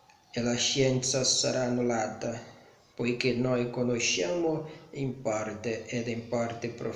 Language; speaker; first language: Italian; non-native, learner; Portuguese